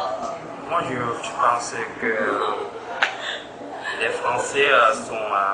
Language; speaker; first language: French; non-native, fluent; Korean